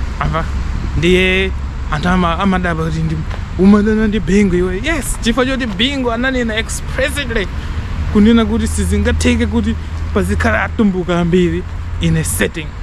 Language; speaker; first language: Nyanja; non-native, local second language; Tumbuka